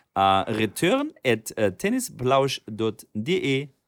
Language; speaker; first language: French; non-native, learner; German